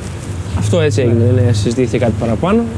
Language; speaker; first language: Greek; native; Greek